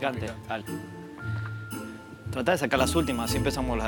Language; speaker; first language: Spanish; native; Spanish